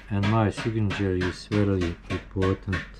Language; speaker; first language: English; non-native, learner; Bosnian